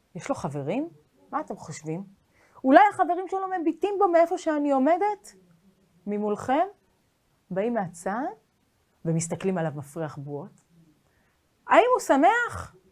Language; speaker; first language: Hebrew; native; Hebrew